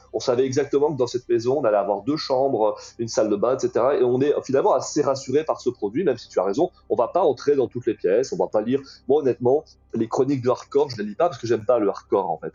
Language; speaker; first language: French; native; French